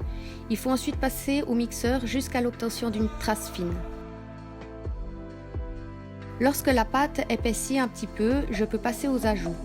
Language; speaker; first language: French; native; French